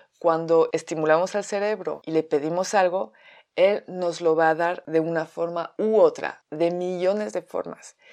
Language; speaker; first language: Spanish; non-native, fluent; French